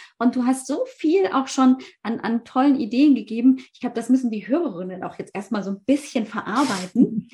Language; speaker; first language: German; native; German